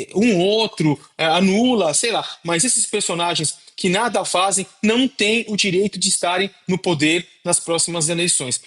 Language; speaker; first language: Portuguese; native; Portuguese